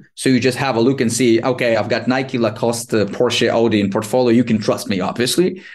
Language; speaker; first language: English; non-native, fluent; Ukrainian